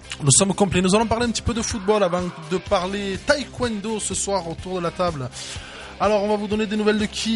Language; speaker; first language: French; native; French